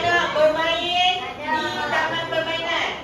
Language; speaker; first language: Malay; native; Malay